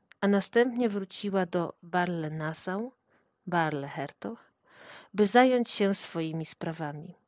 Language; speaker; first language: Polish; native; Polish